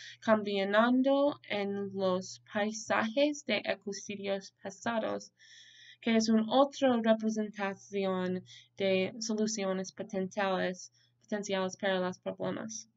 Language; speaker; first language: Spanish; non-native, learner; English